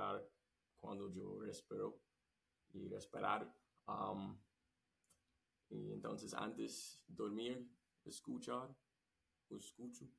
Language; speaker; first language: Spanish; non-native, learner; English